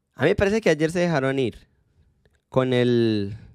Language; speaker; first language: Spanish; native; Spanish